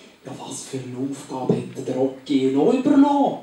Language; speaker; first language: German; native; German